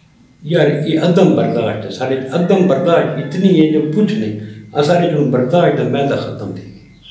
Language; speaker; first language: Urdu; non-native, local second language; Saraiki